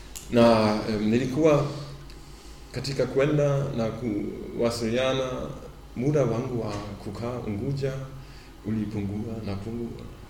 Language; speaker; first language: Swahili; non-native, fluent; German